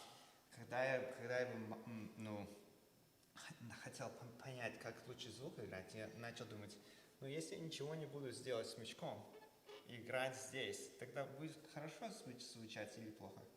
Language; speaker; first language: Russian; early bilingual, heritage; Russian